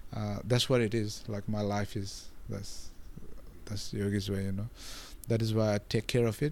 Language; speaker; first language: English; non-native, local second language; Nepali